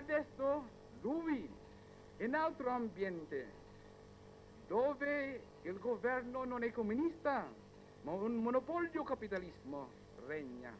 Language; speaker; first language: Italian; non-native, fluent; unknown